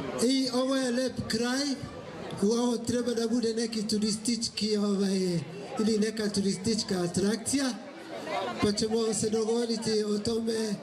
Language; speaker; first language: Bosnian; non-native, fluent; Swahili